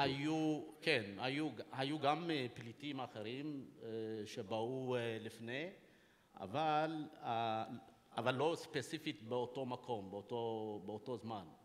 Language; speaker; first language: Hebrew; non-native, fluent; Amharic